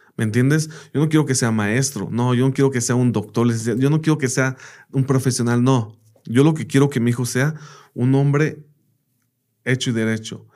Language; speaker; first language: Spanish; early bilingual, heritage; Spanish